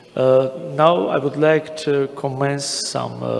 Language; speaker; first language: English; non-native, fluent; Azerbaijani